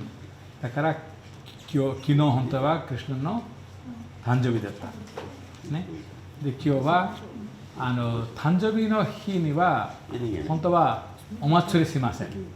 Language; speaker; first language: Japanese; non-native, fluent; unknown